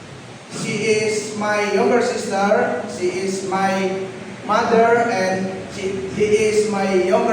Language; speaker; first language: English; non-native, learner; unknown